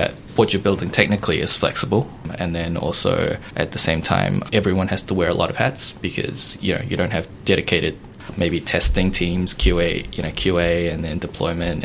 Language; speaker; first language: English; native; English